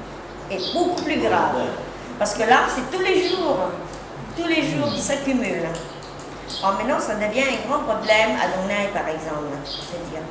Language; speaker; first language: French; non-native, fluent; Vietnamese